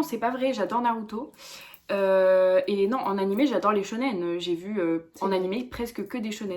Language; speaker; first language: French; native; French